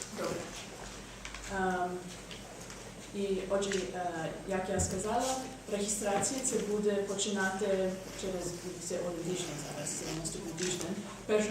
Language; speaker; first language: Ukrainian; non-native, learner; English